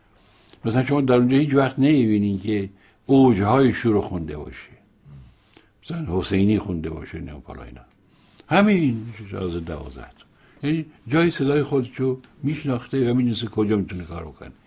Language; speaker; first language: Persian; native; Persian